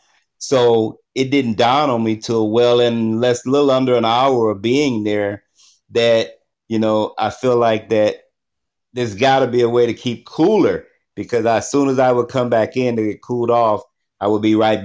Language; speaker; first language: English; native; English